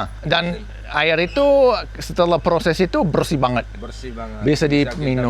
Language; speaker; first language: Indonesian; non-native, fluent; English